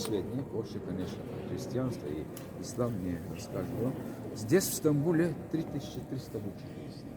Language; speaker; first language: Russian; non-native, fluent; Turkish